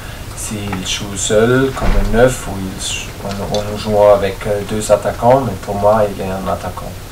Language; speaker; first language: French; non-native, fluent; German